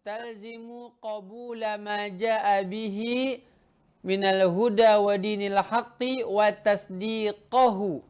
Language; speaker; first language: Arabic; non-native, fluent; Indonesian